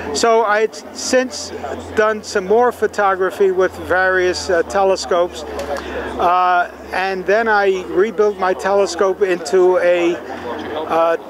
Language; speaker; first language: English; native; English